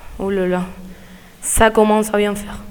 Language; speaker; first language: French; non-native, learner; Spanish